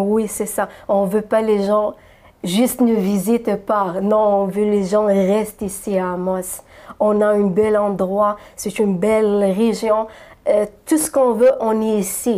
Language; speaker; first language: French; non-native, local second language; Arabic